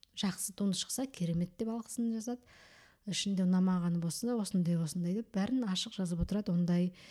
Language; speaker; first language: Kazakh; early bilingual, heritage; Kazakh